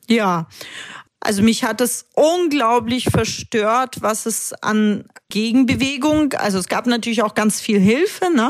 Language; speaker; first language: German; early bilingual, other home language; Russian